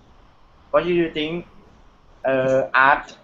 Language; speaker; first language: English; non-native, learner; Thai